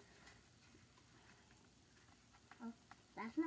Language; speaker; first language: English; native; English